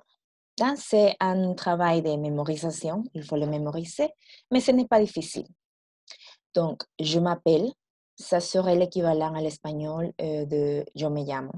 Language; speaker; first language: French; non-native, fluent; Spanish